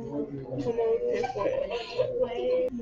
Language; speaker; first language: Spanish; non-native, learner; English